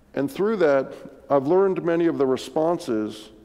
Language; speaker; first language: English; native; English